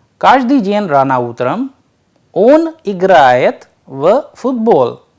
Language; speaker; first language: Russian; non-native, fluent; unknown